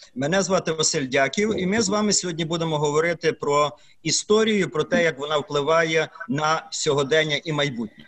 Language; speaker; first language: Ukrainian; native; Ukrainian